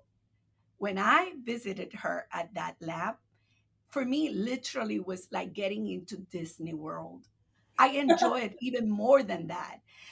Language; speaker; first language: English; non-native, fluent; Spanish